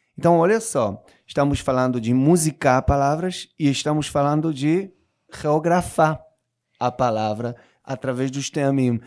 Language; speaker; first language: Portuguese; non-native, fluent; Hebrew